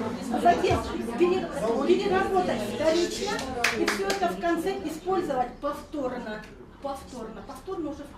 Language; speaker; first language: Russian; non-native, learner; Persian